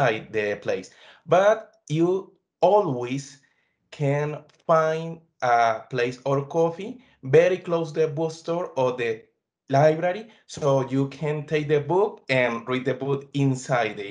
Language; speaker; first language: English; non-native, learner; Spanish